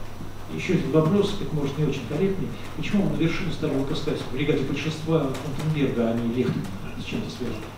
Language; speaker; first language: Russian; native; Russian